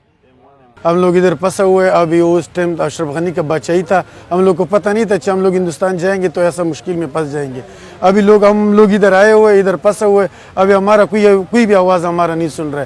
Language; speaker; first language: Hindi; non-native, learner; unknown